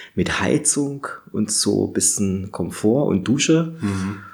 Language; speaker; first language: German; native; German